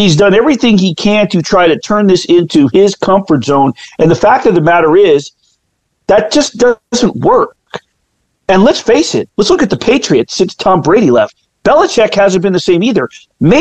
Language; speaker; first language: English; native; English